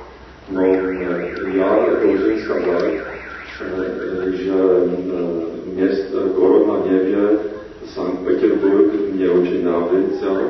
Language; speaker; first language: Russian; non-native, learner; Czech